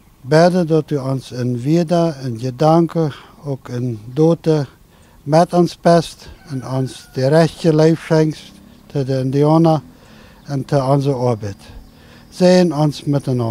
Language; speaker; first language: German; non-native, local second language; Plautdietsch